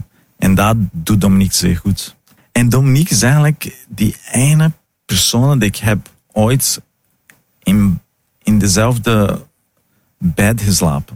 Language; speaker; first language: Dutch; non-native, fluent; Italian